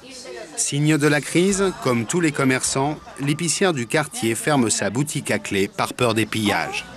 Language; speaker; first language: French; native; French